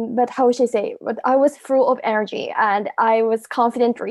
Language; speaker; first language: English; non-native, fluent; Japanese